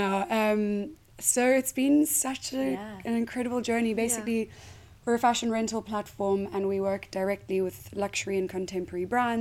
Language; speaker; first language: English; native; English